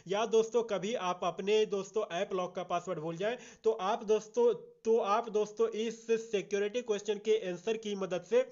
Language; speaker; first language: Hindi; native; Hindi